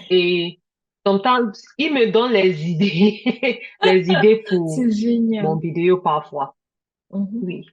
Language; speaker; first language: French; non-native, learner; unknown